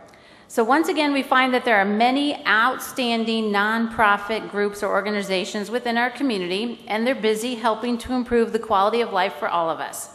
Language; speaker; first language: English; native; English